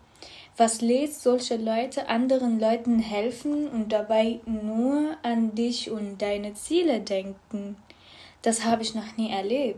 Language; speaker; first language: German; non-native, fluent; Arabic